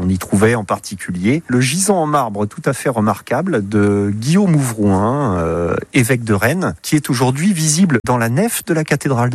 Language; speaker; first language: French; native; French